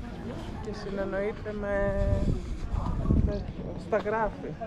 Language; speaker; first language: Greek; non-native, fluent; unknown